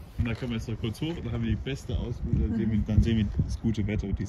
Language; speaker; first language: German; native; German